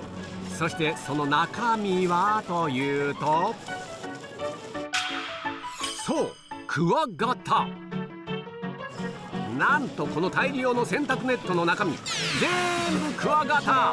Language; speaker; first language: Japanese; native; Japanese